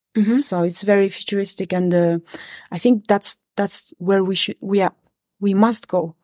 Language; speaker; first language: English; non-native, fluent; Kazakh